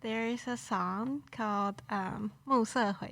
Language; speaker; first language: English; non-native, local second language; Chinese